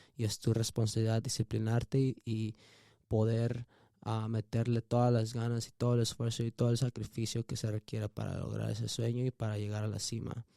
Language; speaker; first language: Spanish; early bilingual, heritage; Spanish